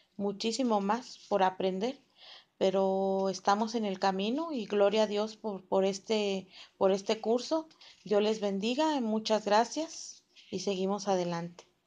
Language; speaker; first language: Spanish; native; Spanish